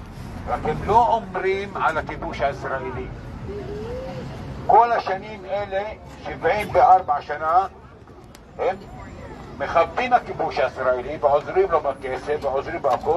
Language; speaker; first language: Hebrew; non-native, local second language; Arabic